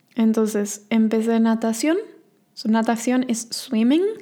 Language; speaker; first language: Spanish; native; Spanish